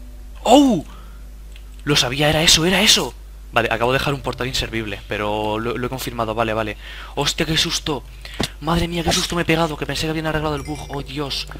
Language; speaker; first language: Spanish; native; Spanish